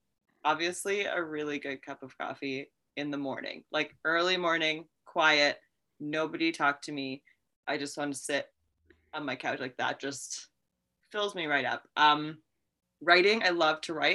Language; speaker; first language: English; native; English